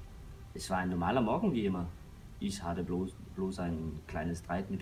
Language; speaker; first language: German; non-native, learner; Danish